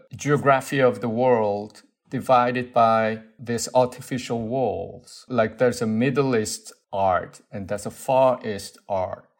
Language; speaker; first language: English; non-native, fluent; Korean